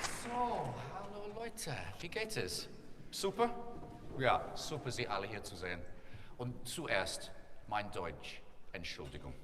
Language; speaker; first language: German; non-native, learner; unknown